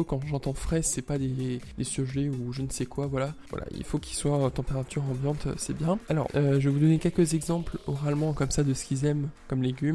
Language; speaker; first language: French; native; French